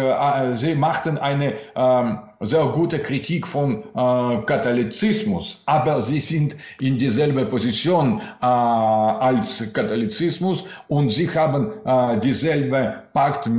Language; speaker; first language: German; non-native, learner; Russian